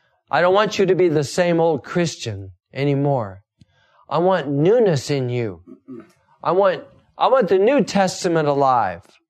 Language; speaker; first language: English; native; English